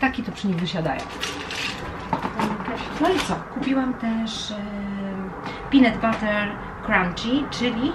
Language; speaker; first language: Polish; native; Polish